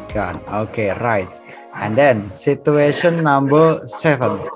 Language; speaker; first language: English; non-native, fluent; Indonesian